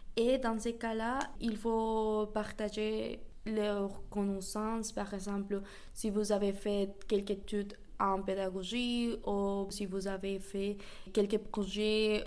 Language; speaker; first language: French; non-native, fluent; Spanish